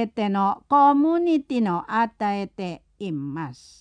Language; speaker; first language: Japanese; non-native, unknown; Indonesian